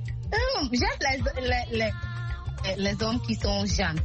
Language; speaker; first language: French; non-native, learner; Akan